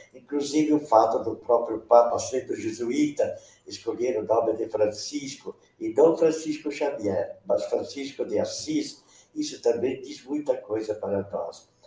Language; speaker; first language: Portuguese; non-native, local second language; Venetian